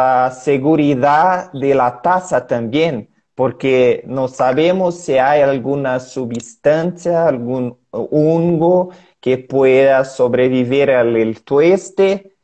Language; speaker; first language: Spanish; non-native, learner; Portuguese